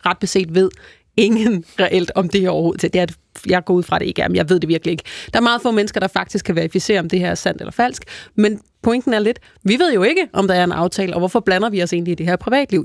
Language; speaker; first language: Danish; native; Danish